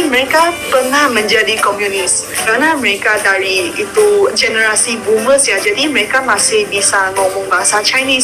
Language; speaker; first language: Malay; non-native, local second language; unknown